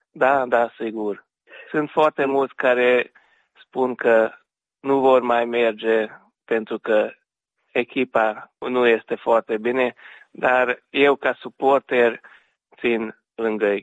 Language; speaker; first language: Romanian; non-native, local second language; Hungarian